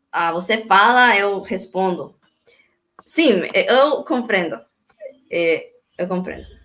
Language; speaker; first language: Portuguese; non-native, learner; Spanish